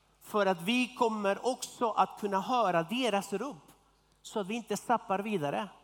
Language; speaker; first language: Swedish; non-native, fluent; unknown